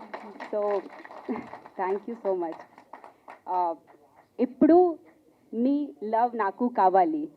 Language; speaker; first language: Telugu; non-native, learner; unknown